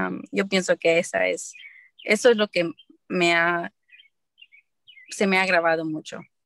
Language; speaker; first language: Spanish; early bilingual, heritage; Spanish